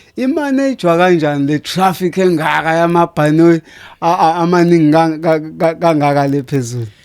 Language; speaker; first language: Zulu; native; Zulu